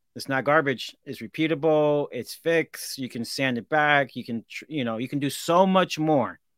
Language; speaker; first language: English; native; English